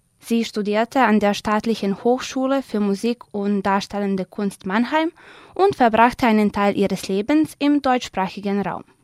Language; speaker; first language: German; non-native, fluent; Serbian